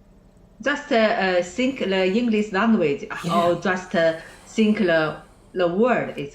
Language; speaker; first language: English; non-native, learner; Chinese